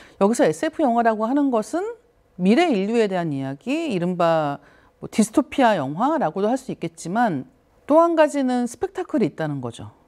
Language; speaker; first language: Korean; native; Korean